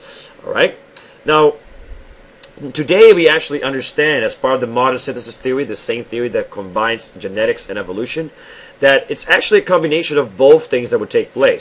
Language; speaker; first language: English; non-native, fluent; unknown